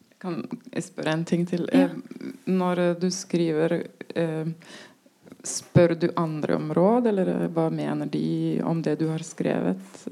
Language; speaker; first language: Norwegian; non-native, fluent; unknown